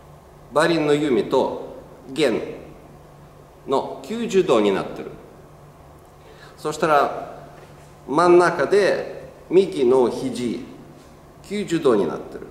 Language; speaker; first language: Japanese; non-native, learner; Russian